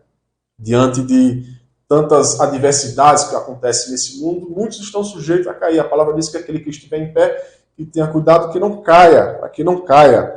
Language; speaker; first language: Portuguese; native; Portuguese